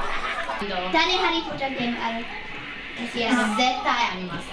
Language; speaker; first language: Japanese; non-native, learner; English